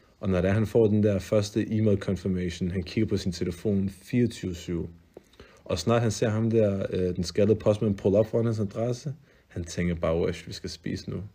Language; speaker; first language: Danish; early bilingual, other home language; Arabic